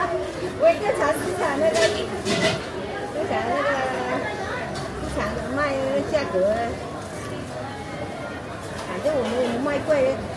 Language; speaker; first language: Chinese; non-native, learner; Vietnamese